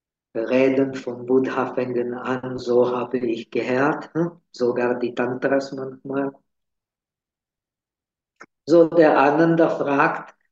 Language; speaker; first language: German; non-native, fluent; Czech